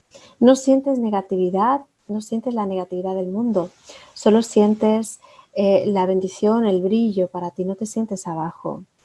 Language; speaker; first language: Spanish; native; Spanish